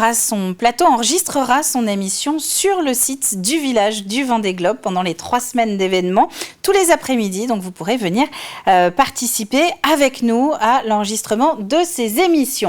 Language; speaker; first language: French; native; French